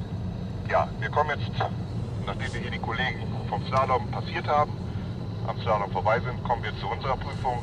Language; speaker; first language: German; native; German